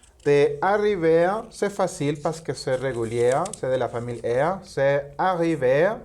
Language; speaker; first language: French; non-native, learner; Spanish